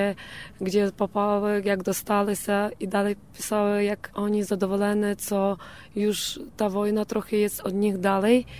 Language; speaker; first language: Polish; non-native, local second language; Ukrainian